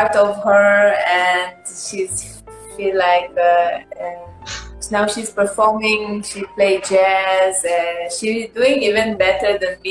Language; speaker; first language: English; non-native, learner; Hebrew